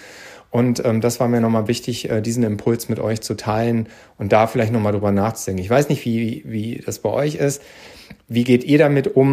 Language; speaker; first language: German; native; German